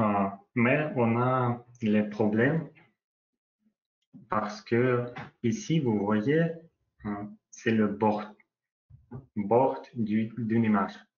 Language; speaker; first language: French; non-native, learner; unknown